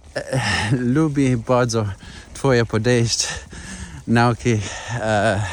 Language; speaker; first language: Polish; non-native, learner; English